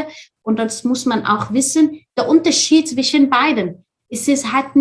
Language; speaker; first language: German; non-native, fluent; Arabic